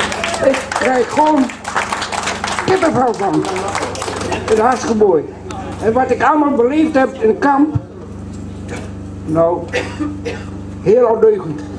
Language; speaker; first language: Dutch; early bilingual, other home language; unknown